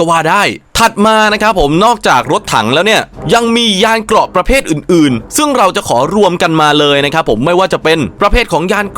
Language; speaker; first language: Thai; native; Thai